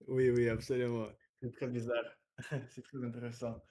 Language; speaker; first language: French; non-native, learner; Russian